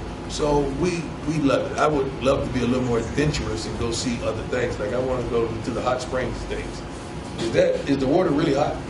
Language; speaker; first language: English; native; English